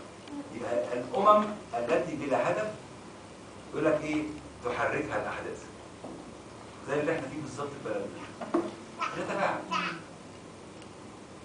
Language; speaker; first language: Arabic; native; Arabic